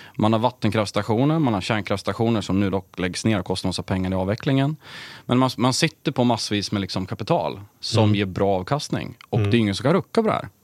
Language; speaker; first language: Swedish; native; Swedish